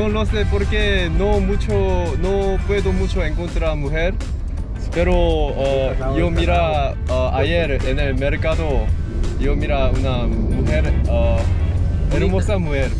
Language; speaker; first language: Spanish; non-native, learner; Korean